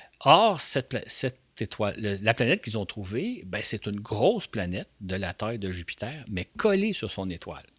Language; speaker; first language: French; native; French